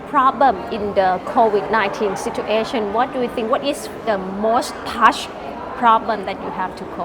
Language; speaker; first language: English; non-native, learner; Thai